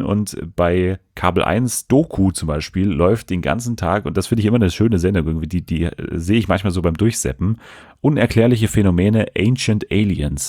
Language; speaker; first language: German; native; German